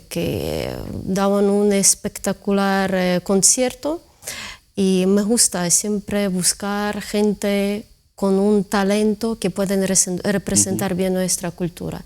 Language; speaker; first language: Spanish; non-native, fluent; Ukrainian